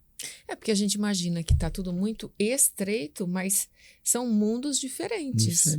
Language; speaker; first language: Portuguese; native; Portuguese